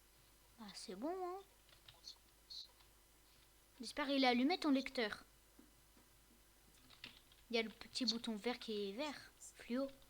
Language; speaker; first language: French; native; French